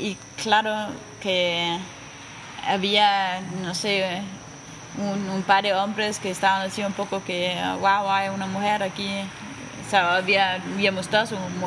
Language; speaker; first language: Spanish; non-native, fluent; Danish